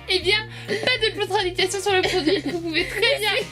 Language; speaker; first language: French; native; French